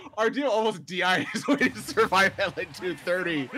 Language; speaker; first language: English; native; English